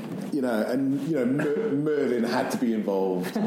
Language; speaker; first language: English; native; English